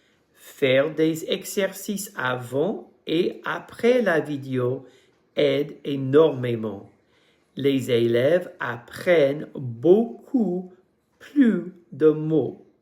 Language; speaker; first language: French; non-native, fluent; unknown